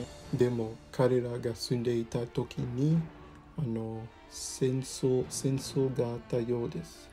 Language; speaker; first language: Japanese; non-native, learner; English